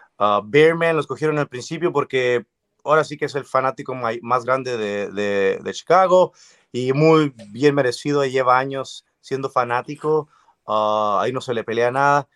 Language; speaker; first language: Spanish; early bilingual, other home language; English